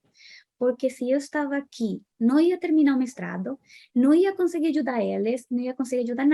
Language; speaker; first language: Portuguese; non-native, fluent; Spanish